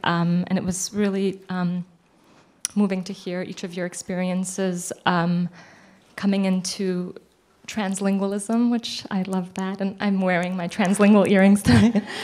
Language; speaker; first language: English; early bilingual, other home language; Persian